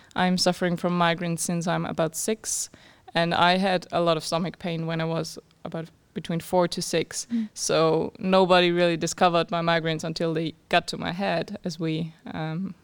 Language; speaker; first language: English; non-native, fluent; German